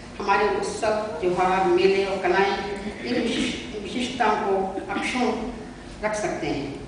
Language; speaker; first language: Hindi; native; Hindi